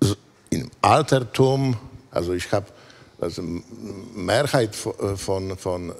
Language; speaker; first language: German; non-native, fluent; Polish